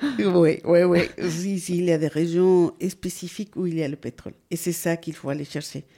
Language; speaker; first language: French; non-native, fluent; Spanish